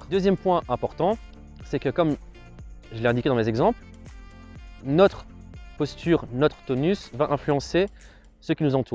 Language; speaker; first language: French; native; French